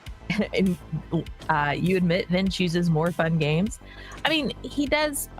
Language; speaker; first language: English; native; English